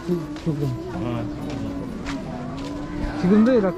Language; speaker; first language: Korean; non-native, learner; Lao